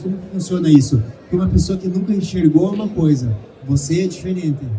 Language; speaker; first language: Portuguese; native; Portuguese